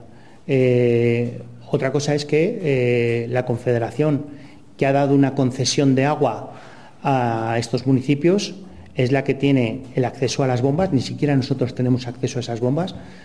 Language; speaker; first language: Spanish; native; Spanish